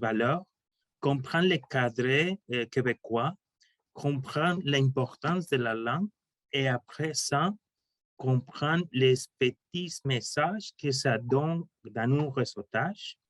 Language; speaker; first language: French; non-native, learner; Spanish